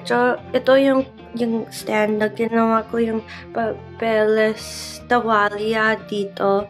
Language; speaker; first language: Filipino; non-native, learner; English